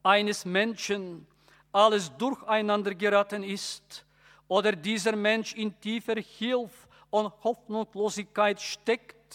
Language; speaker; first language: German; non-native, fluent; Bulgarian